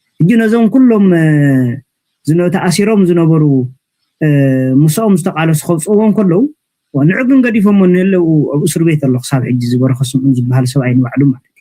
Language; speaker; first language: Tigrinya; native; Tigrinya